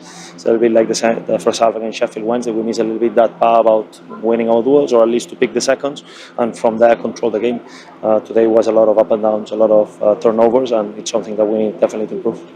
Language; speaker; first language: English; non-native, fluent; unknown